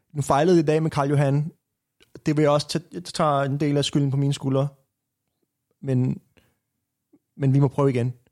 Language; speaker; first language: Danish; native; Danish